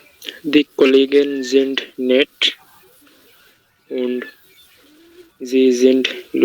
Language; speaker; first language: German; non-native, learner; Bangla